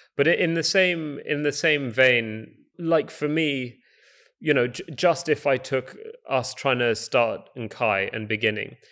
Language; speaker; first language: English; native; English